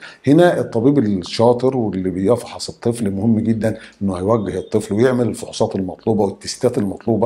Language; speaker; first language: Arabic; native; Arabic